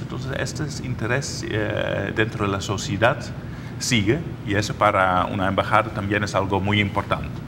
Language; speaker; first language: Spanish; non-native, fluent; Dutch